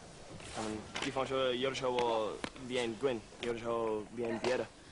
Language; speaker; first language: Chinese; non-native, learner; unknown